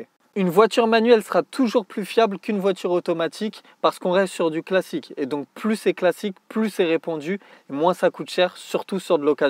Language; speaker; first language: French; native; French